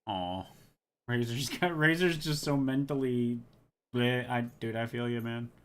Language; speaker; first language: English; native; English